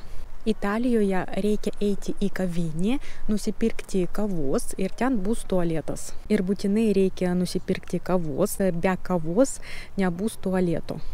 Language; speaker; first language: Lithuanian; non-native, learner; Russian